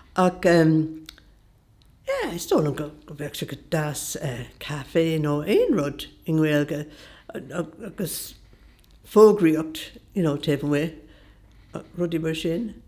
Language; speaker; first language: Irish; non-native, local second language; English